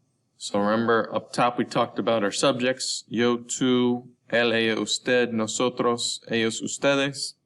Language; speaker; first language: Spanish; non-native, fluent; English